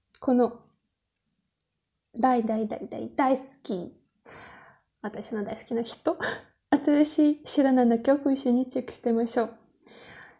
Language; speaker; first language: Japanese; non-native, learner; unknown